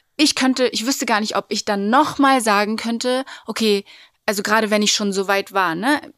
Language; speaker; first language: German; native; German